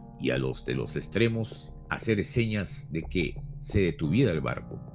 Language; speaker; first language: Spanish; native; Spanish